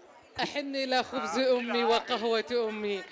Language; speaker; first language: Arabic; native; Arabic